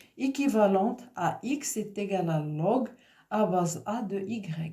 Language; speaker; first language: French; non-native, local second language; Arabic